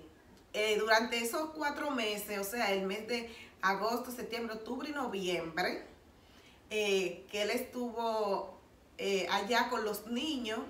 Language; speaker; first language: Spanish; native; Spanish